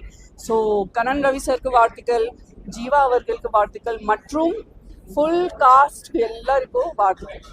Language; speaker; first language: Tamil; non-native, fluent; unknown